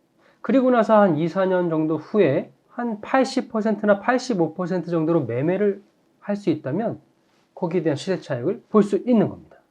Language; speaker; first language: Korean; native; Korean